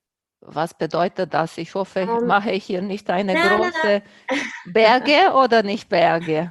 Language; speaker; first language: German; non-native, fluent; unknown